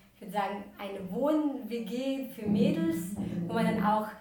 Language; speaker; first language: German; early bilingual, other home language; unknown